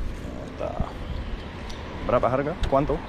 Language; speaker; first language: Indonesian; non-native, learner; English